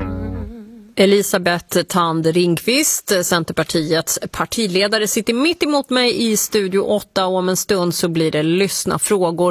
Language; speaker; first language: Swedish; native; Swedish